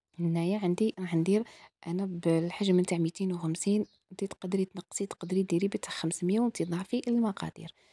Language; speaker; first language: Arabic; native; Arabic